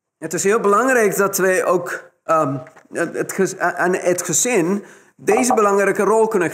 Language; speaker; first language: Dutch; non-native, fluent; Spanish